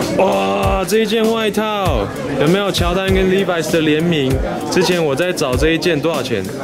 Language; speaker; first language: Chinese; native; Chinese